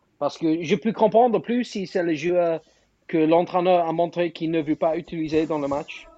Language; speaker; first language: French; non-native, fluent; English